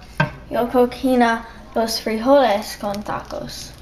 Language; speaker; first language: Spanish; non-native, learner; English